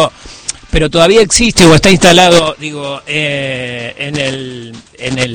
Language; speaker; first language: Spanish; native; Spanish